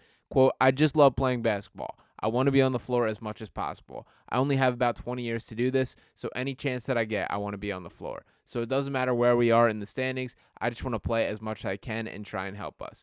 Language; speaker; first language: English; native; English